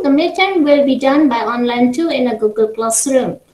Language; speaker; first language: English; non-native, fluent; Indonesian